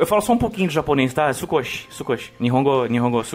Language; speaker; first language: Portuguese; native; Portuguese